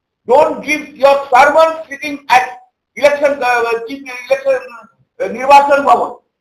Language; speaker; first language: English; non-native, local second language; Bangla